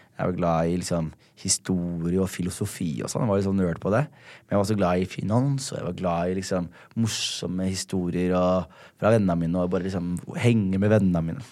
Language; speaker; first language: Norwegian; early bilingual, other home language; Somali